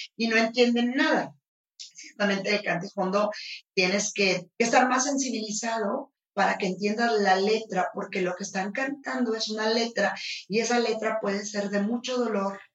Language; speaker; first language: Spanish; native; Spanish